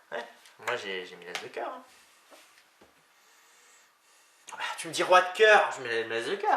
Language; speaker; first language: French; native; French